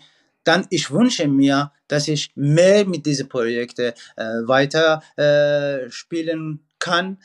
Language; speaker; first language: German; non-native, fluent; Persian